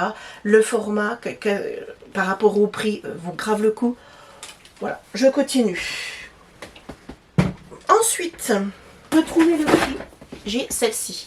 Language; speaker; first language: French; native; French